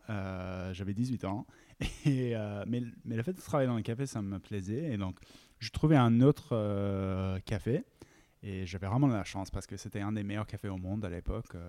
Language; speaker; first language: French; non-native, fluent; English